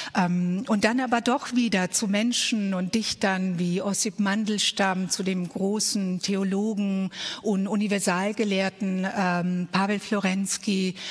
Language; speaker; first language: German; early bilingual, other home language; Croatian